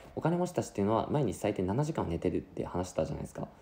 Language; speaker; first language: Japanese; native; Japanese